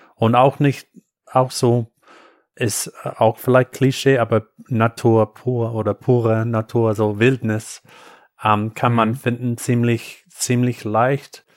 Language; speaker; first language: German; non-native, fluent; English